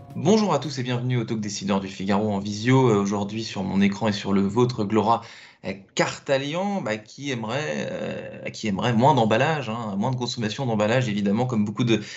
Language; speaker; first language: French; native; French